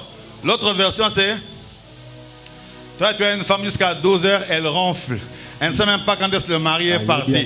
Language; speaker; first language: French; non-native, local second language; Lingala